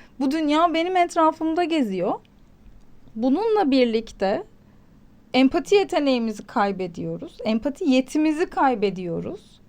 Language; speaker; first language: Turkish; native; Turkish